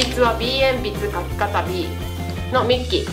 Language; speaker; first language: Japanese; native; Japanese